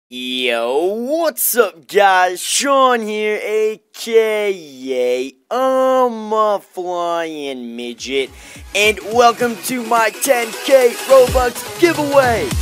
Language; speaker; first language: English; native; English